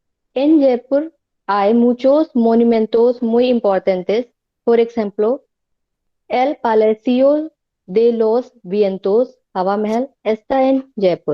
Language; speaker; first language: Spanish; non-native, learner; Hindi